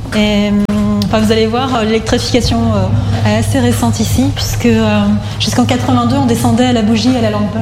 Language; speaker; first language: French; native; French